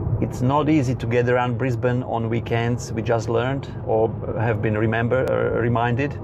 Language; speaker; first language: English; non-native, fluent; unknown